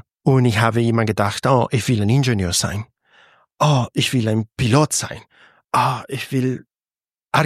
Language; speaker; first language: German; non-native, fluent; Spanish